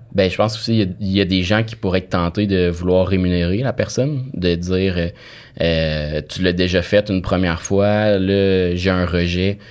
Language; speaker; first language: French; native; French